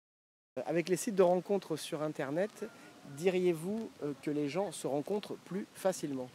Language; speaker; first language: French; native; French